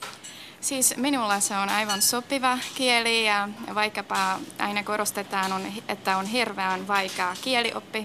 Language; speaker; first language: Finnish; non-native, fluent; Czech